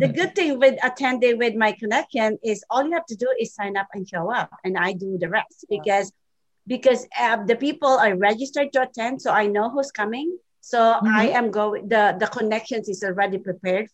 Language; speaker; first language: English; non-native, local second language; Filipino